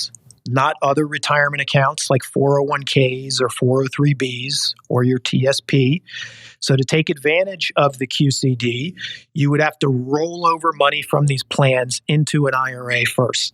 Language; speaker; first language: English; native; English